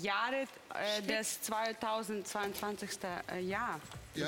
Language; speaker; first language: German; non-native, fluent; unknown